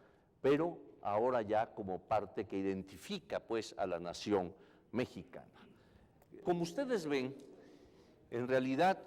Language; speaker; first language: Spanish; native; Spanish